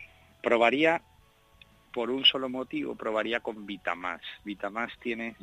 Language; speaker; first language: Spanish; native; Spanish